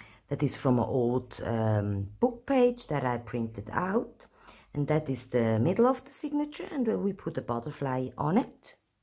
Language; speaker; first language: English; non-native, learner; Swiss German